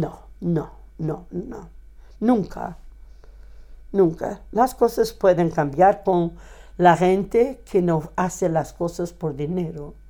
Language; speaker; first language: Spanish; non-native, fluent; Portuguese